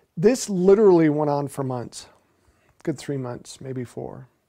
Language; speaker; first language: English; native; English